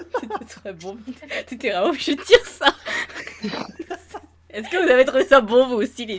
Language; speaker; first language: French; native; French